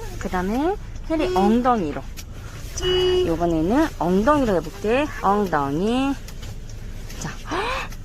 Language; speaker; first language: Korean; native; Korean